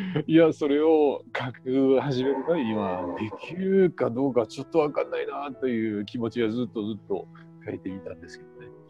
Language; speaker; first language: Japanese; non-native, fluent; French